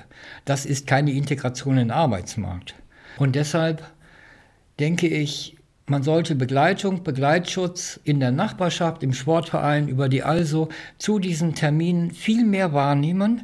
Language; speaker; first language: German; native; German